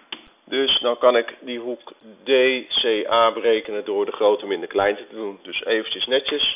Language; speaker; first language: Dutch; native; Dutch